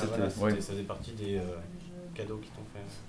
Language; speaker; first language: French; native; French